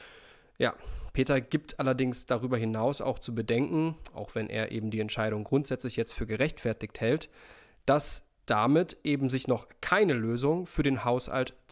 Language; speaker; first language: German; native; German